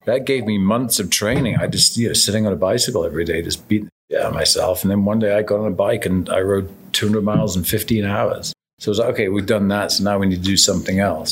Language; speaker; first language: English; native; English